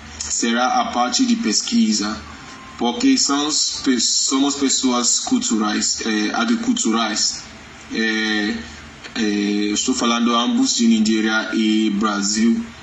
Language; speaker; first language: Portuguese; non-native, learner; Yoruba